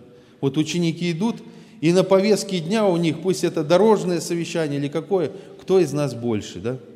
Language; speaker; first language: Russian; native; Russian